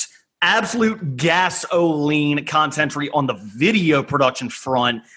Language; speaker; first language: English; native; English